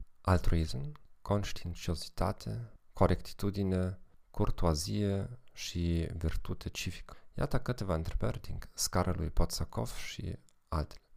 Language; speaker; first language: Romanian; non-native, learner; German